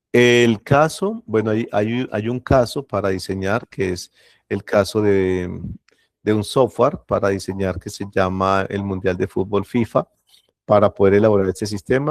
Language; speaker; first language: Spanish; native; Spanish